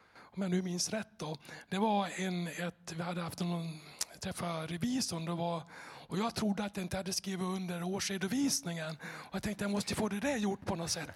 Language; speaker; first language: Swedish; native; Swedish